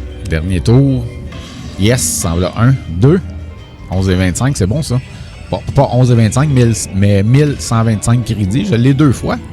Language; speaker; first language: French; native; French